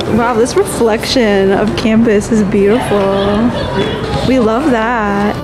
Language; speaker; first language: English; native; English